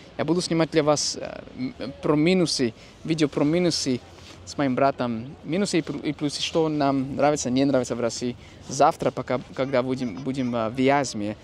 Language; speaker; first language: Russian; non-native, fluent; English